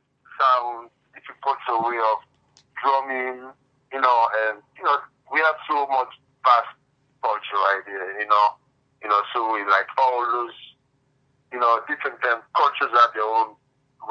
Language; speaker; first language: English; non-native, local second language; Krio